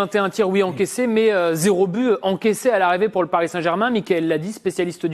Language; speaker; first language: French; native; French